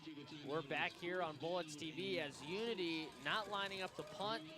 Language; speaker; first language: English; native; English